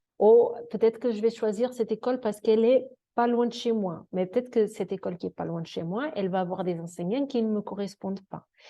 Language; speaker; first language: French; non-native, fluent; Portuguese